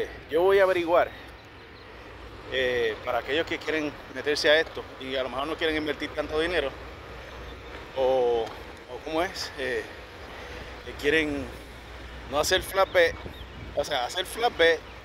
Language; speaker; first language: Spanish; native; Spanish